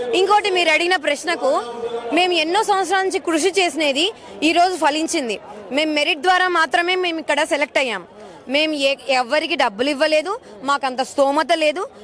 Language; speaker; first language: Telugu; native; Telugu